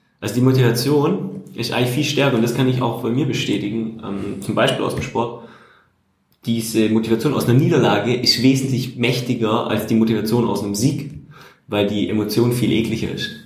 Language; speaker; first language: German; native; German